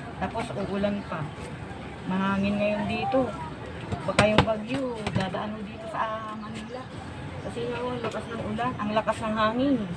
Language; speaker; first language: Filipino; native; Filipino